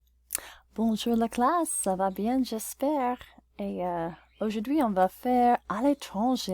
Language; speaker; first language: French; non-native, fluent; English